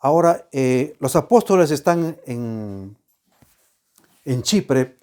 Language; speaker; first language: Spanish; native; Spanish